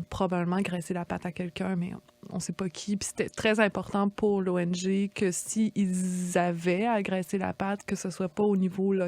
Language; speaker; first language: French; native; French